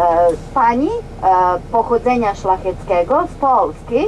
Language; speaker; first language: Polish; non-native, learner; Serbian